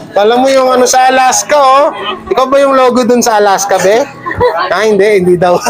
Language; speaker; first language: Filipino; native; Filipino